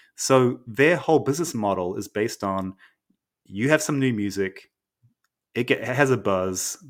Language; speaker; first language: English; native; English